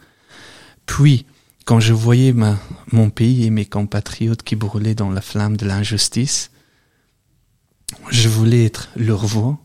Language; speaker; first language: French; non-native, fluent; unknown